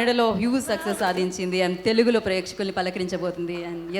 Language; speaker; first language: Telugu; native; Telugu